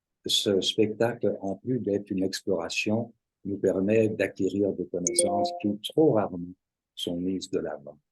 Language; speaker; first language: French; native; French